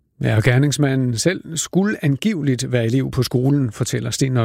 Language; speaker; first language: Danish; native; Danish